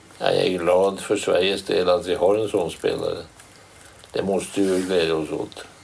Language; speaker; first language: Swedish; native; Swedish